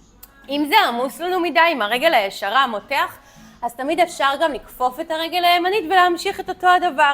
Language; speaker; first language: Hebrew; native; Hebrew